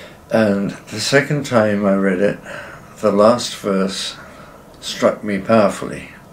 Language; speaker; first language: English; native; English